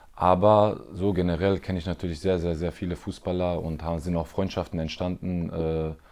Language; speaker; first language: German; native; German